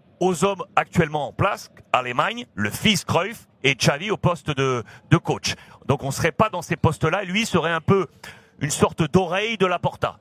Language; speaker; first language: French; native; French